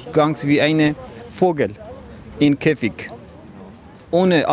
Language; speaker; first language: German; non-native, learner; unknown